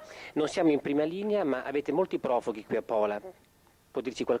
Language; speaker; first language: Italian; native; Italian